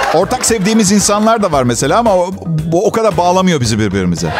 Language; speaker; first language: Turkish; non-native, fluent; Italian